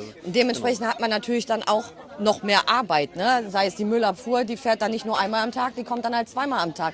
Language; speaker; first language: German; native; German